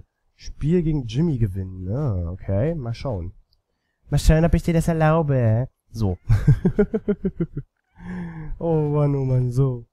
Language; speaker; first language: German; native; German